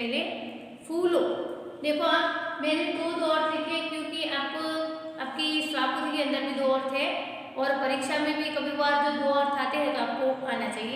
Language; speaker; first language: Hindi; non-native, local second language; Gujarati